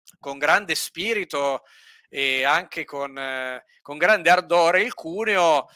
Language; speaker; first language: Italian; native; Italian